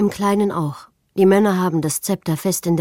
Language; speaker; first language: German; native; German